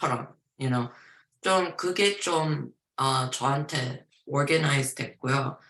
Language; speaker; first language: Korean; early bilingual, heritage; Korean